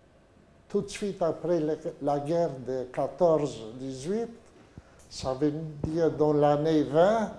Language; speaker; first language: French; non-native, fluent; Yiddish